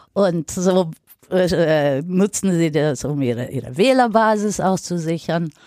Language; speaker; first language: German; non-native, fluent; Greek